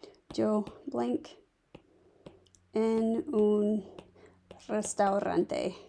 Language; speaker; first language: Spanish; non-native, fluent; English